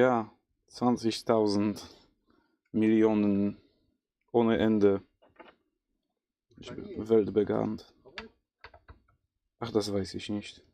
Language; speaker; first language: German; non-native, fluent; Polish